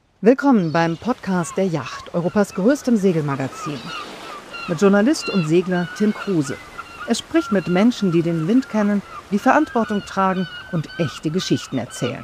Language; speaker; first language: German; native; German